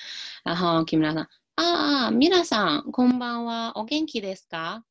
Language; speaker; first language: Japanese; non-native, fluent; Chinese